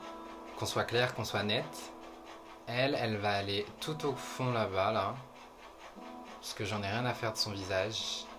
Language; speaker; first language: French; native; French